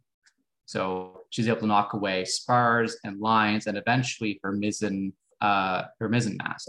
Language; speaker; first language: English; native; English